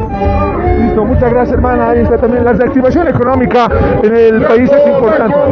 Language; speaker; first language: Spanish; native; Spanish